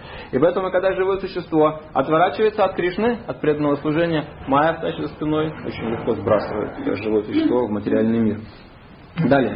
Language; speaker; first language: Russian; native; Russian